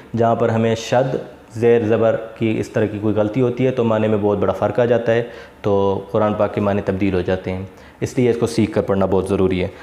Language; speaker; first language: Urdu; non-native, local second language; Sindhi